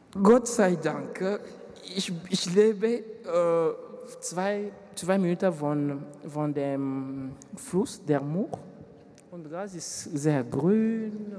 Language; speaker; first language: German; non-native, learner; French